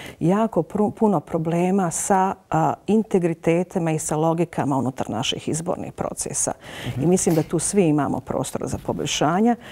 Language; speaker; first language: Serbian; native; Serbian